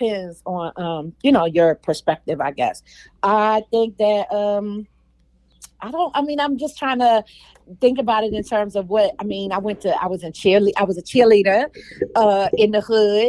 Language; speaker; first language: English; native; English